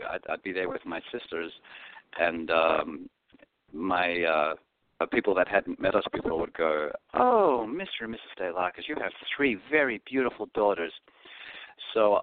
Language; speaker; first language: English; non-native, local second language; Greek